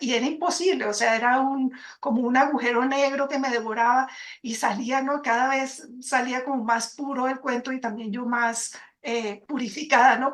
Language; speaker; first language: Spanish; native; Spanish